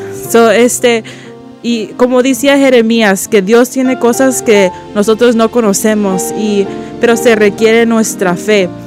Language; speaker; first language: Spanish; early bilingual, heritage; Spanish